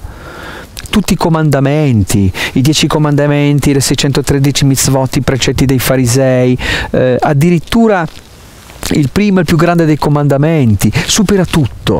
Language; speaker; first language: Italian; native; Italian